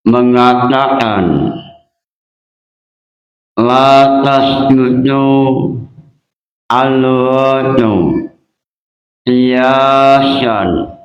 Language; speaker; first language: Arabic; non-native, fluent; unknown